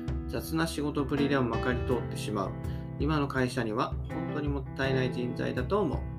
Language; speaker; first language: Japanese; native; Japanese